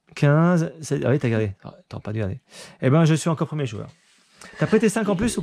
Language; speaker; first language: French; native; French